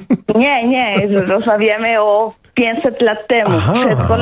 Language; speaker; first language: Polish; non-native, fluent; Spanish